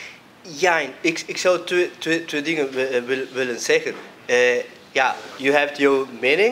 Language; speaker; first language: Dutch; non-native, fluent; Spanish